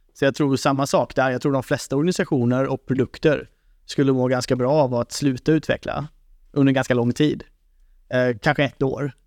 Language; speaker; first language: Swedish; native; Swedish